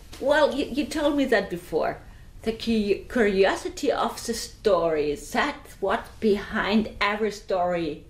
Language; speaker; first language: English; non-native, fluent; German